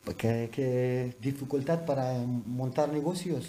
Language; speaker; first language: Spanish; non-native, learner; Urdu